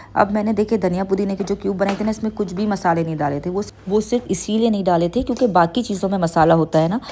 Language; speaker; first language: Urdu; native; Urdu